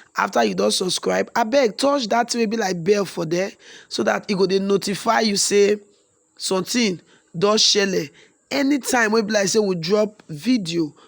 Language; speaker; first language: Nigerian Pidgin; native; Nigerian Pidgin